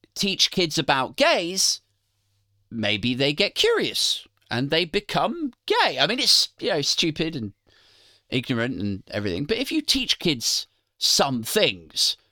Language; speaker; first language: English; native; English